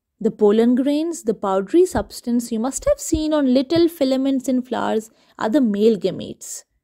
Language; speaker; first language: English; non-native, local second language; Urdu